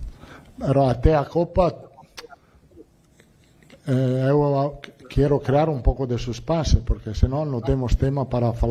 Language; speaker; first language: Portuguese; non-native, learner; Italian